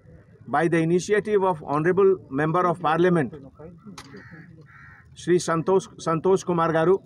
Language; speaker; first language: Telugu; non-native, fluent; Hindi